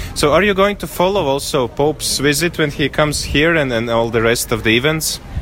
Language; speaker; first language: English; non-native, fluent; Latvian